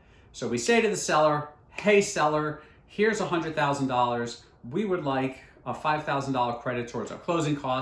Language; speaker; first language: English; native; English